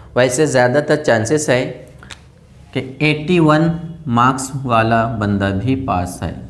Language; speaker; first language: Hindi; non-native, local second language; Urdu